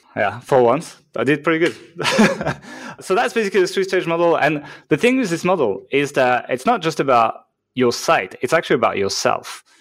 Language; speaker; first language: English; non-native, fluent; French